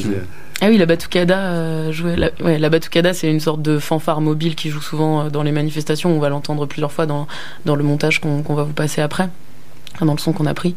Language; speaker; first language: French; native; French